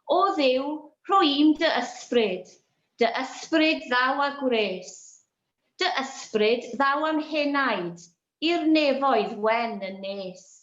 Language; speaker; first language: Welsh; native; Welsh